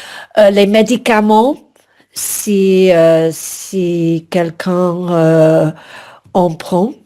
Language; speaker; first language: French; non-native, fluent; English